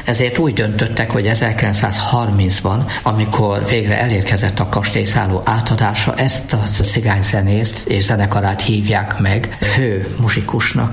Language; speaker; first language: Hungarian; native; Hungarian